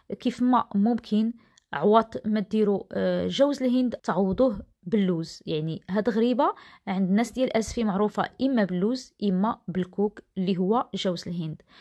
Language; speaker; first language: Arabic; native; Arabic